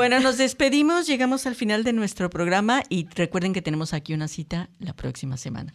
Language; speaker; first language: Spanish; native; Spanish